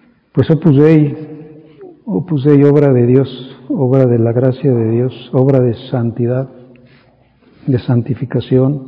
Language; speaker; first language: Spanish; native; Spanish